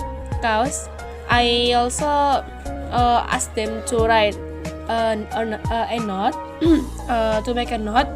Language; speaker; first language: English; non-native, learner; Indonesian